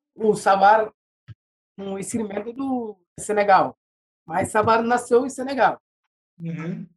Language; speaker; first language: Portuguese; non-native, fluent; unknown